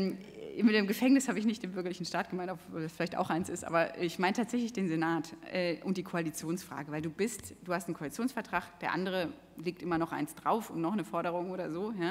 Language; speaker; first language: German; native; German